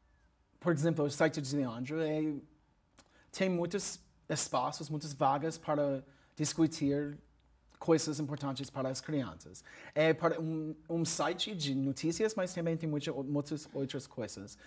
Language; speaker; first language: Portuguese; non-native, learner; English